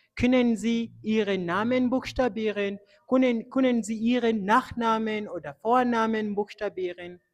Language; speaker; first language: German; non-native, fluent; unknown